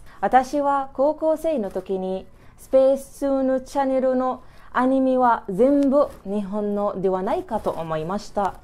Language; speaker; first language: Japanese; non-native, learner; Arabic